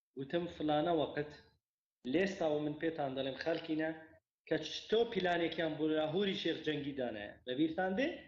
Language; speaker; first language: Central Kurdish; non-native, local second language; Kurdish